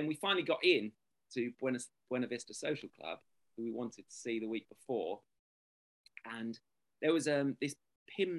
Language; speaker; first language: English; native; English